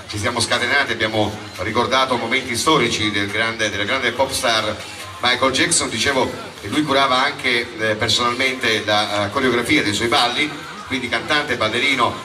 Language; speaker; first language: Italian; native; Italian